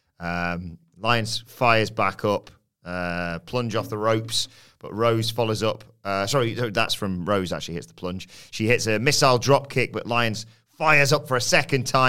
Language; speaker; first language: English; native; English